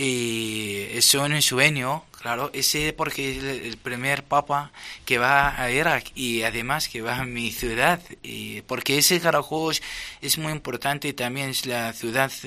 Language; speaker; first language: Spanish; non-native, fluent; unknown